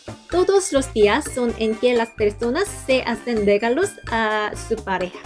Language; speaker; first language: Spanish; non-native, fluent; Korean